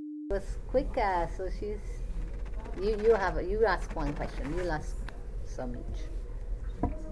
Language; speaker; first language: English; native; English